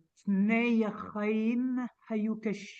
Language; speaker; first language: Hebrew; non-native, learner; French